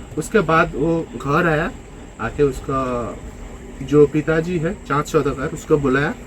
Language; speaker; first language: Hindi; non-native, local second language; Bangla